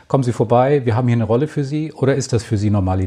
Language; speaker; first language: German; native; German